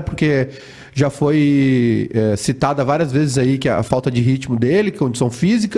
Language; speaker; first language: Portuguese; native; Portuguese